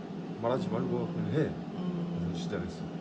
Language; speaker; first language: Korean; non-native, learner; French